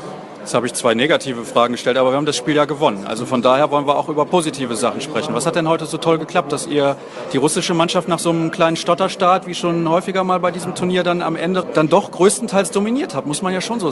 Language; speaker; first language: German; native; German